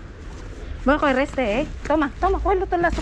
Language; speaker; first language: Spanish; non-native, learner; Filipino